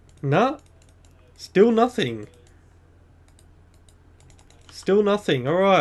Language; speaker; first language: English; native; English